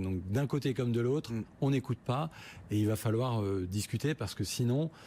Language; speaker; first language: French; native; French